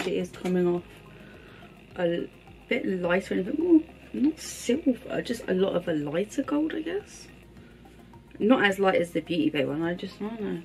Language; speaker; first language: English; native; English